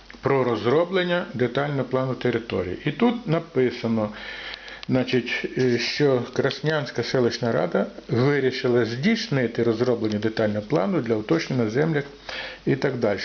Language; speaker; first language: Ukrainian; native; Ukrainian